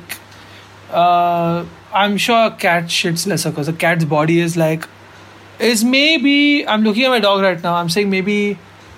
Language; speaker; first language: English; non-native, local second language; Hindi